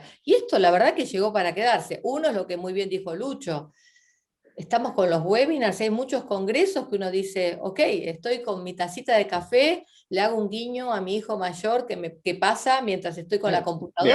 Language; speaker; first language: Spanish; native; Spanish